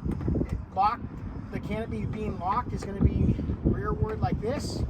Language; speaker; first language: English; native; English